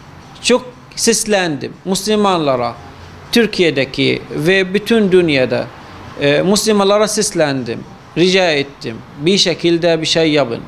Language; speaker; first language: Turkish; non-native, fluent; Arabic